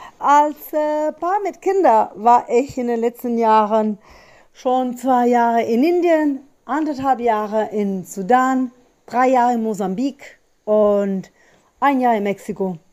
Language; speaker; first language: German; non-native, fluent; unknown